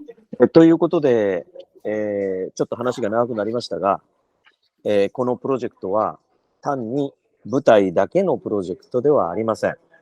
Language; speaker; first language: Japanese; native; Japanese